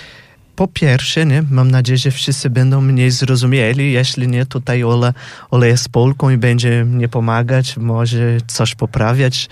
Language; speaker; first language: Polish; non-native, fluent; Portuguese